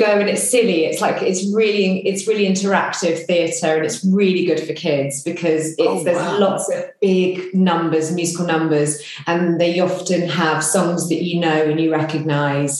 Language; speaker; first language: English; native; English